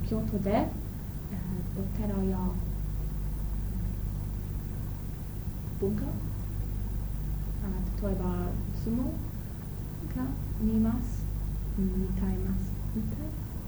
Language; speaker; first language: Japanese; non-native, learner; English